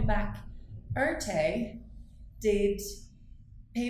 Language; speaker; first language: English; non-native, fluent; Norwegian